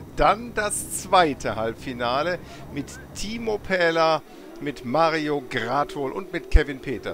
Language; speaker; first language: German; native; German